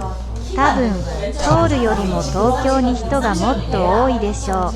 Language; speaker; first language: Japanese; non-native, learner; Korean